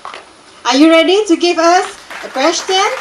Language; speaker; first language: English; non-native, local second language; Malay